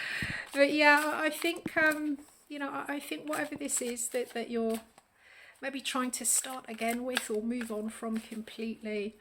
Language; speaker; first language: English; native; English